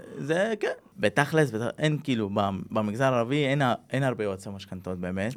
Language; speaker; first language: Hebrew; non-native, local second language; Arabic